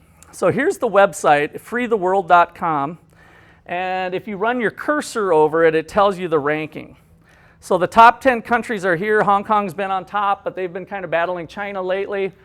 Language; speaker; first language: English; native; English